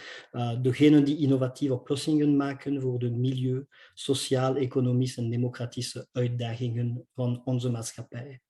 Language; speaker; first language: Dutch; non-native, local second language; French